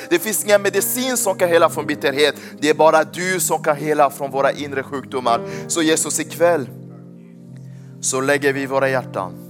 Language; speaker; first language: Swedish; early bilingual, other home language; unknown